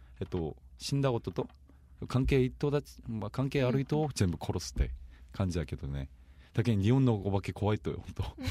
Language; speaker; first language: Japanese; non-native, fluent; Korean